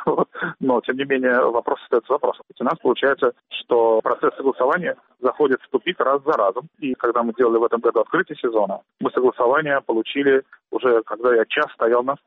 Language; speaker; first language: Russian; native; Russian